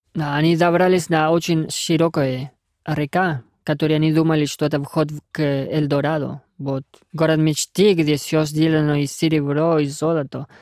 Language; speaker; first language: Russian; non-native, fluent; Spanish